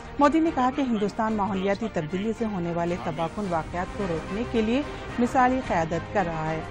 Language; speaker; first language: Urdu; native; Urdu